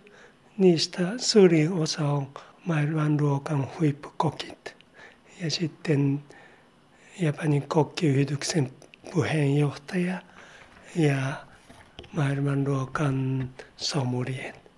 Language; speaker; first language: Finnish; non-native, learner; Japanese